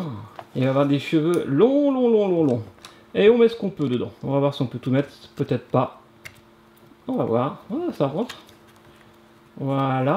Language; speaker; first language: French; native; French